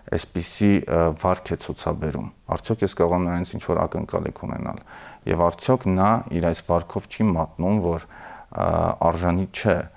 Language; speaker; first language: Armenian; native; Armenian